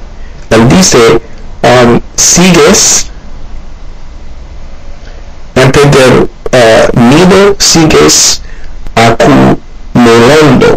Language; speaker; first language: Spanish; non-native, learner; Haitian Creole